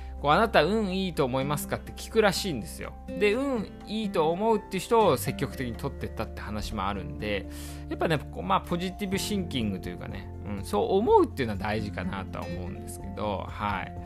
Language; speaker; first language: Japanese; native; Japanese